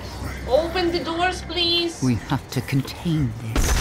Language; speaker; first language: English; non-native, learner; Russian